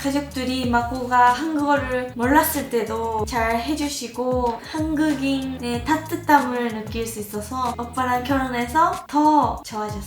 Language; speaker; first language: Korean; non-native, fluent; Japanese